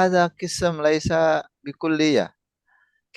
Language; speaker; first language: Arabic; non-native, fluent; Indonesian